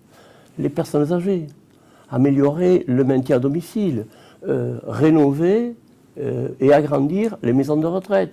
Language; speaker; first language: French; native; French